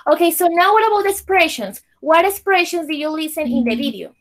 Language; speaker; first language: English; non-native, fluent; Spanish